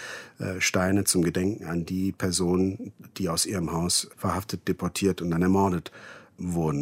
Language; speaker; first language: German; native; German